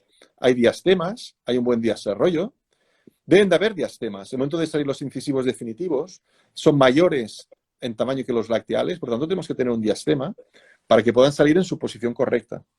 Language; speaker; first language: Spanish; native; Spanish